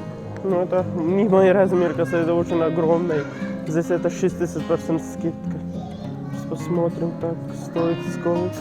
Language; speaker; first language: Russian; non-native, learner; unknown